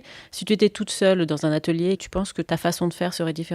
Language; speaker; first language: French; native; French